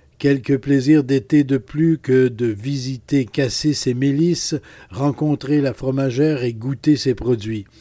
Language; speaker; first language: French; native; French